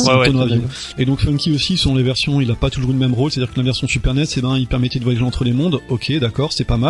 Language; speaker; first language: French; native; French